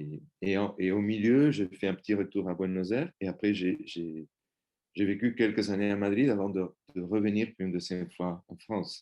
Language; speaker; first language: French; non-native, fluent; Spanish